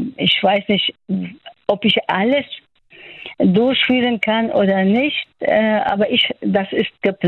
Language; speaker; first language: German; non-native, fluent; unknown